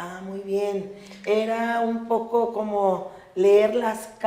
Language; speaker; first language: Spanish; native; Spanish